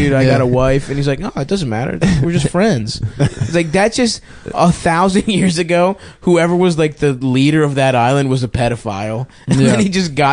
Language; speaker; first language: English; native; English